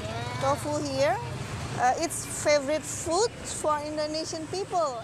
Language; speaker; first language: English; non-native, fluent; Indonesian